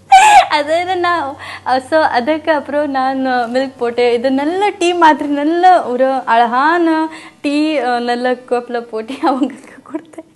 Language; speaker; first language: Tamil; non-native, learner; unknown